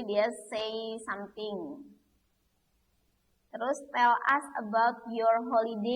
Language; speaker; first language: English; non-native, learner; Indonesian